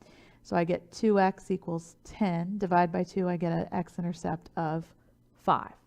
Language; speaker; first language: English; native; English